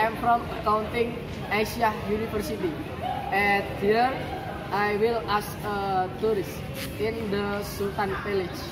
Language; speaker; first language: English; non-native, learner; Indonesian